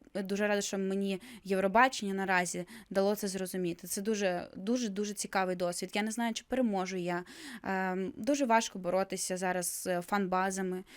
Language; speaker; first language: Ukrainian; native; Ukrainian